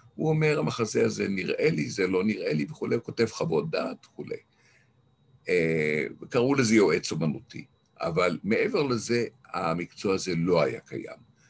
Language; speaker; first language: Hebrew; non-native, local second language; German